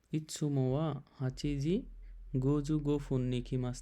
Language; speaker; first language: Japanese; non-native, fluent; Bangla